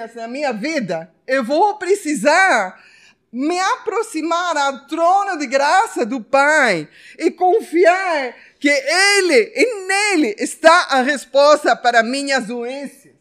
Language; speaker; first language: Portuguese; non-native, fluent; Spanish